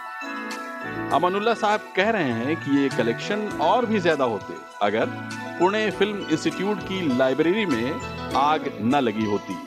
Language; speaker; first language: Hindi; native; Hindi